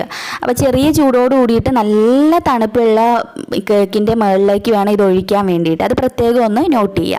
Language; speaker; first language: Malayalam; native; Malayalam